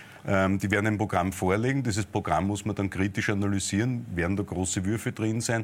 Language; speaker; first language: German; native; German